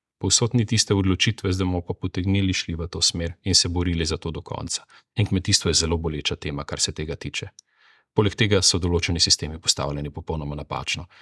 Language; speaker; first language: Slovenian; native; Slovenian